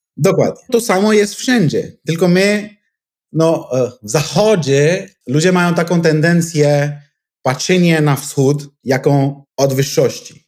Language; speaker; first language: Polish; non-native, fluent; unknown